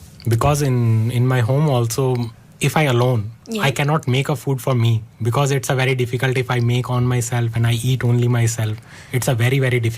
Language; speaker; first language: English; non-native, learner; Hindi